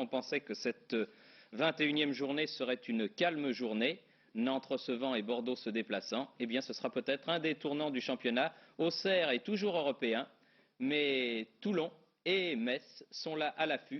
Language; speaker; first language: French; native; French